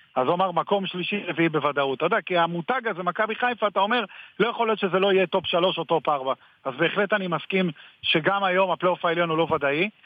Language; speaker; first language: Hebrew; native; Hebrew